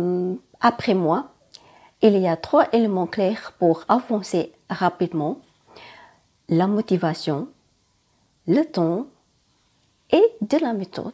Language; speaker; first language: French; non-native, learner; Thai